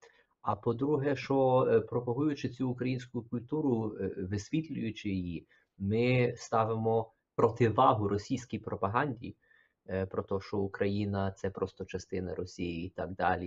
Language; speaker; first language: Ukrainian; early bilingual, heritage; Ukrainian